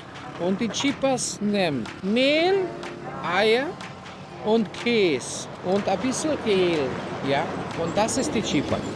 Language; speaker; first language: German; early bilingual, heritage; German